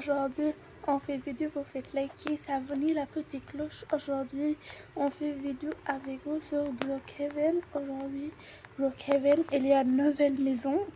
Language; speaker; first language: French; non-native, learner; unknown